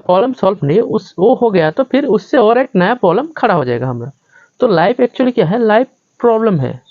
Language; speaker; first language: Hindi; non-native, local second language; Bangla